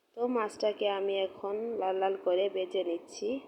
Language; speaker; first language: Bangla; native; Bangla